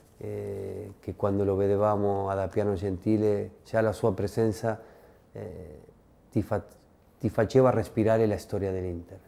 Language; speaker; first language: Italian; non-native, fluent; Spanish